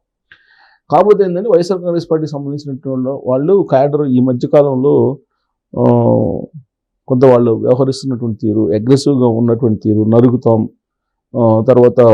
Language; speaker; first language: Telugu; native; Telugu